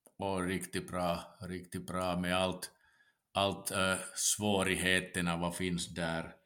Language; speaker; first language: Swedish; non-native, local second language; Finnish